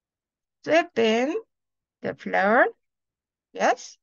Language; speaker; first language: English; non-native, fluent; Spanish